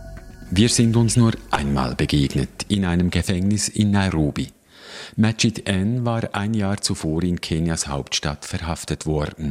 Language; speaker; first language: German; native; German